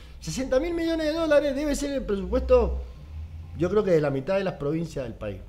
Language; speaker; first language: Spanish; native; Spanish